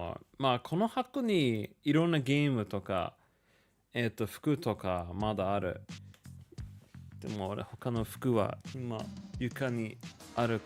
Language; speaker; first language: Japanese; non-native, learner; English